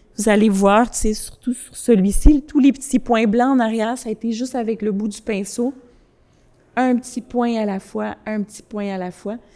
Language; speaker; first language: French; early bilingual, other home language; Spanish